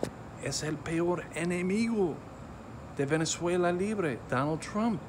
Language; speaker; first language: Spanish; non-native, fluent; English